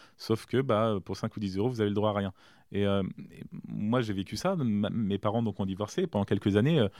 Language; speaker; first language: French; native; French